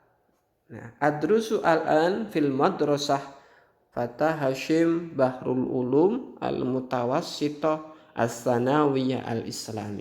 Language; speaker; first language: Arabic; non-native, fluent; Indonesian